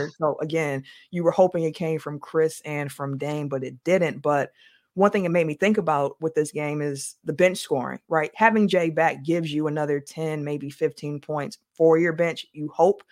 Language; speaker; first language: English; native; English